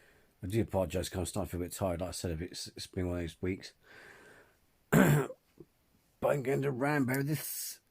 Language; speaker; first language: English; native; English